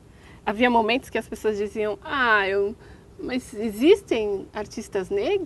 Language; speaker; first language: Portuguese; native; Portuguese